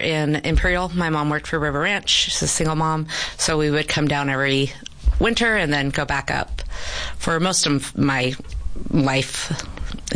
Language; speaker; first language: English; native; English